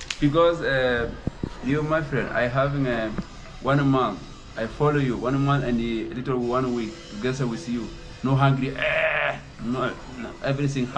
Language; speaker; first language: English; non-native, learner; Swahili